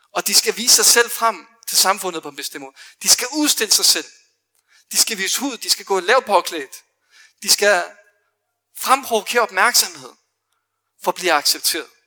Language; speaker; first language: Danish; early bilingual, other home language; Arabic